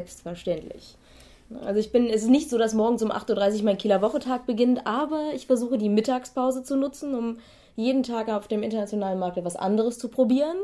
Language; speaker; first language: German; native; German